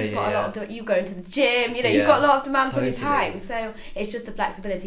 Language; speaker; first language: English; native; English